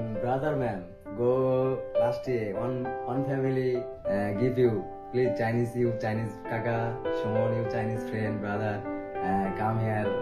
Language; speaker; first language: English; non-native, learner; Bangla